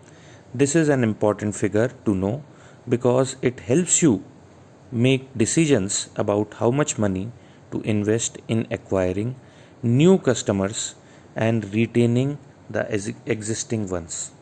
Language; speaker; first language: English; non-native, local second language; Hindi